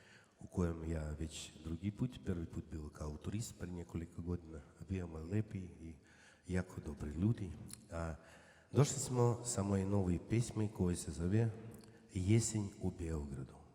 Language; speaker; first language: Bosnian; non-native, learner; Russian